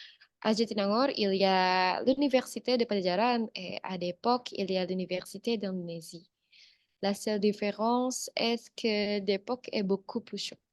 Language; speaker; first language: French; non-native, learner; Indonesian